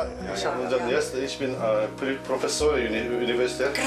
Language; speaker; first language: German; non-native, learner; Korean